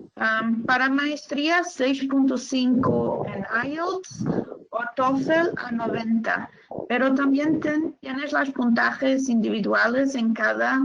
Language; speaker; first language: Spanish; non-native, fluent; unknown